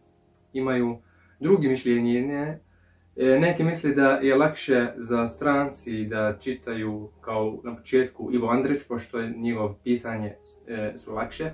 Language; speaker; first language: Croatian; early bilingual, heritage; English